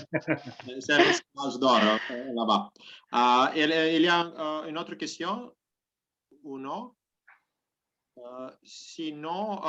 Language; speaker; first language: French; non-native, learner; Serbian